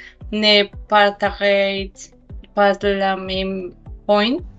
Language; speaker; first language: French; non-native, learner; Spanish